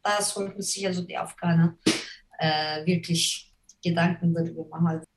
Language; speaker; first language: German; non-native, fluent; Turkish